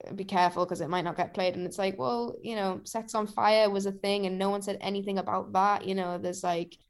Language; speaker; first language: English; native; English